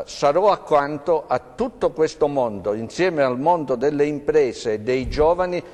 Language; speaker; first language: Italian; native; Italian